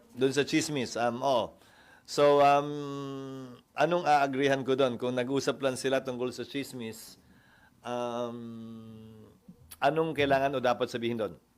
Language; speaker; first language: Filipino; native; Filipino